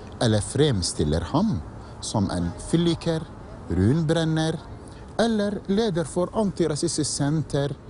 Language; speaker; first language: Norwegian; non-native, fluent; Arabic